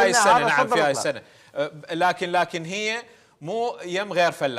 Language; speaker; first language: Arabic; native; Arabic